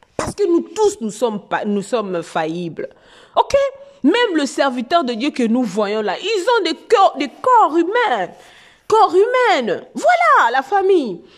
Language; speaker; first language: French; non-native, local second language; Lingala